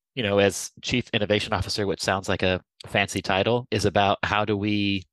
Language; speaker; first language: English; native; English